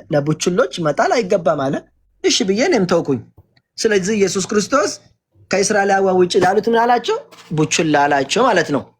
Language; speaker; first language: Amharic; non-native, local second language; Oromo